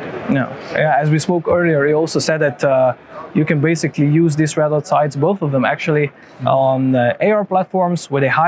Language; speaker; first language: English; non-native, fluent; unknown